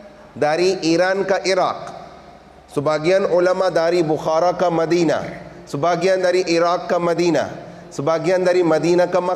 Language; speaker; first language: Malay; non-native, fluent; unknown